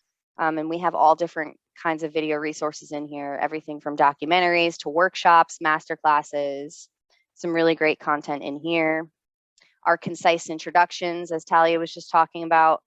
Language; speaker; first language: English; native; English